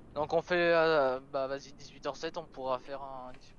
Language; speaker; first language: French; native; French